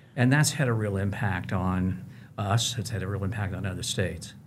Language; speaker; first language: English; native; English